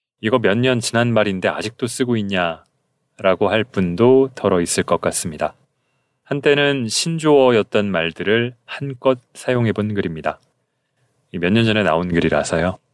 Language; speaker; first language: Korean; native; Korean